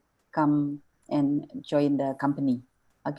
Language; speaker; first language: English; non-native, fluent; Indonesian